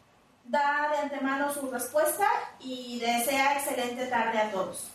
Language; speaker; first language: Spanish; native; Spanish